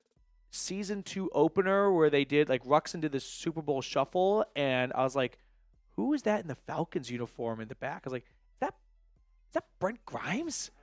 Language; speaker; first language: English; native; English